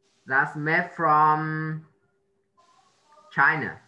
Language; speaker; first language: English; non-native, learner; Vietnamese